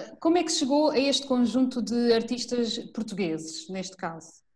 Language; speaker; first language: Portuguese; native; Portuguese